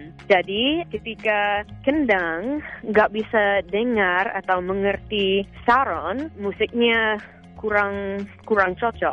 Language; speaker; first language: Indonesian; non-native, fluent; English